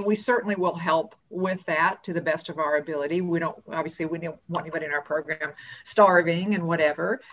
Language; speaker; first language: English; native; English